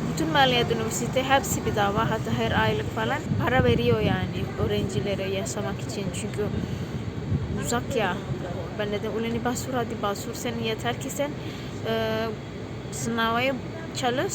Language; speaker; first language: Turkish; non-native, learner; Indonesian